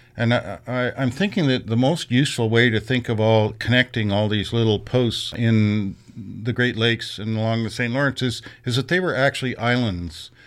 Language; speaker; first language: English; native; English